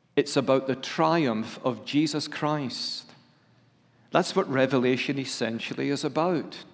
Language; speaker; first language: English; native; English